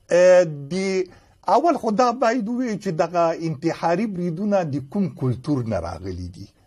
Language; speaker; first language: Pashto; native; Pashto